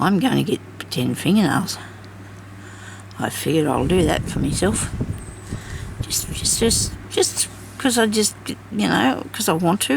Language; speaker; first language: English; native; English